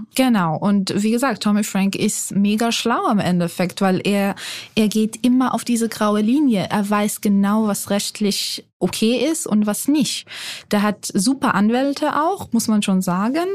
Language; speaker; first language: German; non-native, fluent; Hebrew